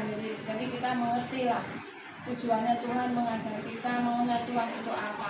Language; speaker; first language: Indonesian; native; Indonesian